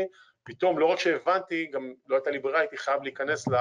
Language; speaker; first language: Hebrew; native; Hebrew